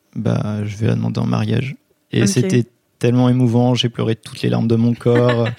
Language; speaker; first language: French; native; French